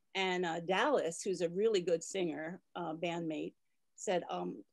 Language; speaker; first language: English; native; English